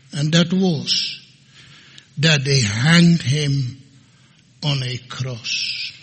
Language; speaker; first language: English; non-native, fluent; Dutch